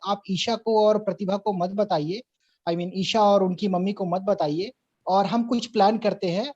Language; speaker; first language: Hindi; native; Hindi